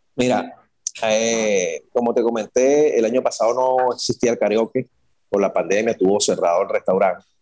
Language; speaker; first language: Spanish; native; Spanish